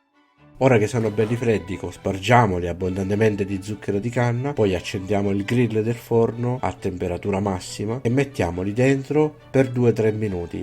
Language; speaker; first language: Italian; native; Italian